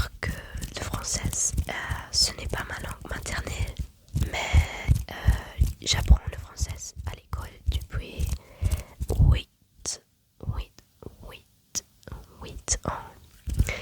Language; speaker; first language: French; non-native, learner; German